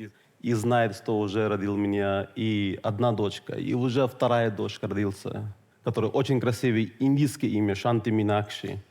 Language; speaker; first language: Russian; non-native, fluent; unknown